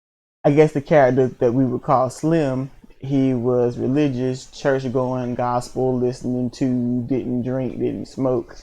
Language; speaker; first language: English; native; English